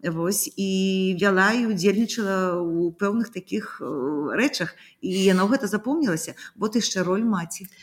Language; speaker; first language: Belarusian; native; Belarusian